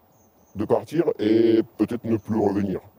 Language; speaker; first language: French; non-native, fluent; Russian